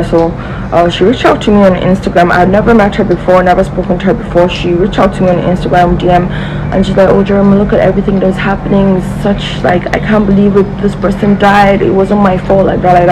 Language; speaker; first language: English; non-native, local second language; Hausa